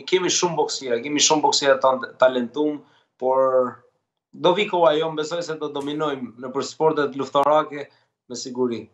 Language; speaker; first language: Albanian; native; Albanian